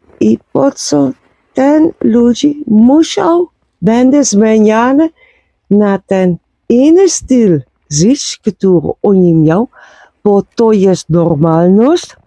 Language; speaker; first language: Polish; non-native, learner; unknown